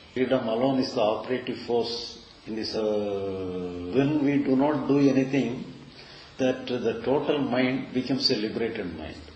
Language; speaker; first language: English; non-native, local second language; Tamil